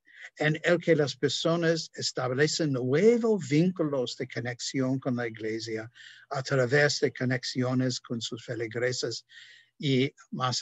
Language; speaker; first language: Spanish; non-native, fluent; English